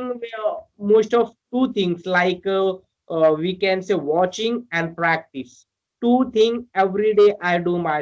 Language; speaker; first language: English; non-native, learner; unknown